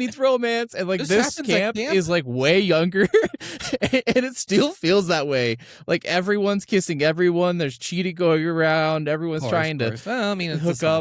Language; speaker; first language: English; native; English